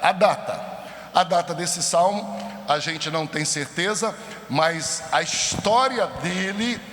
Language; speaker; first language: Portuguese; native; Portuguese